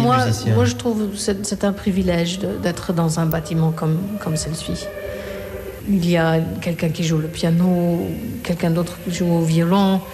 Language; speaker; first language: French; non-native, fluent; Korean